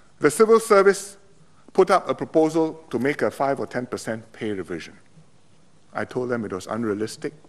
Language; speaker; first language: English; native; English